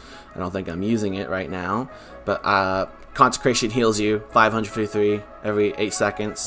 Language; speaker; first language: English; native; English